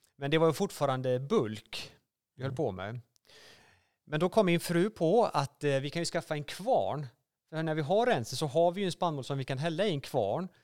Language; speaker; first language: Swedish; native; Swedish